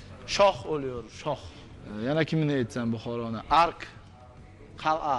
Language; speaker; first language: Turkish; non-native, learner; Uzbek